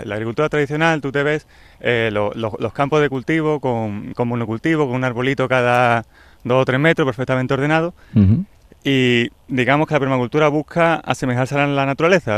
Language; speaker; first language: Spanish; native; Spanish